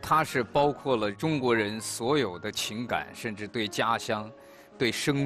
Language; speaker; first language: Chinese; native; Chinese